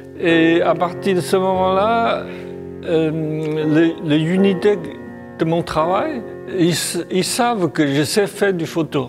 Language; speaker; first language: French; non-native, learner; Chinese